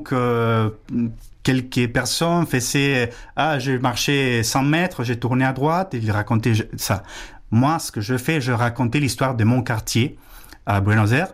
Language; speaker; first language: French; non-native, fluent; Spanish